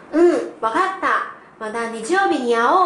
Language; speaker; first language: Japanese; non-native, learner; Korean